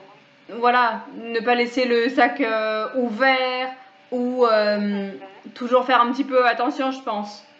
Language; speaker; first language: French; native; French